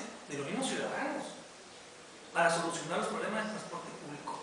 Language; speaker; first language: Spanish; native; Spanish